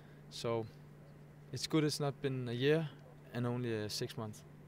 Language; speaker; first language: English; non-native, fluent; Danish